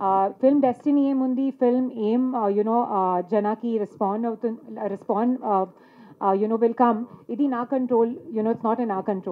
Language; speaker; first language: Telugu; non-native, local second language; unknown